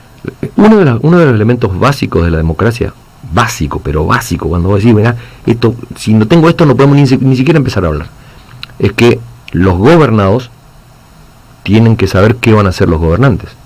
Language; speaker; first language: Spanish; native; Spanish